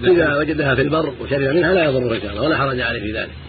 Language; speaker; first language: Arabic; native; Arabic